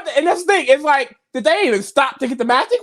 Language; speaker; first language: English; native; English